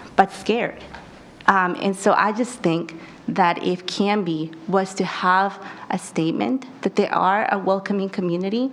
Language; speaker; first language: English; early bilingual, other home language; Spanish